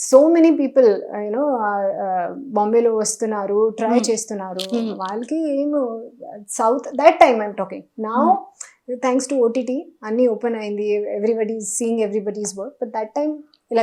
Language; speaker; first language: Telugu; non-native, local second language; Hindi